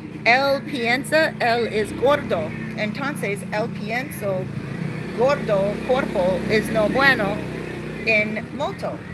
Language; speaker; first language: Spanish; non-native, learner; English